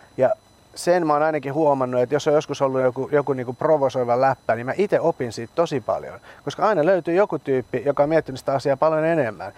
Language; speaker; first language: Finnish; early bilingual, other home language; Persian